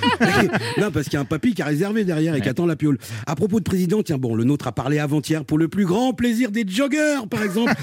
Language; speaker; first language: French; native; French